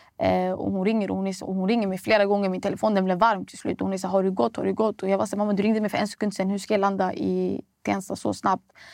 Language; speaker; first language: Swedish; early bilingual, other home language; Somali